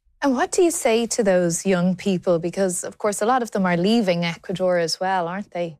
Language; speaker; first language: English; native; English